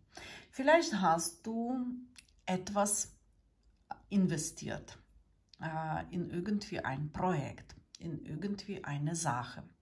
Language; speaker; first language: German; non-native, learner; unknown